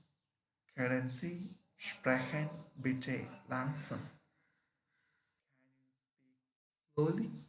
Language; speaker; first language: German; non-native, learner; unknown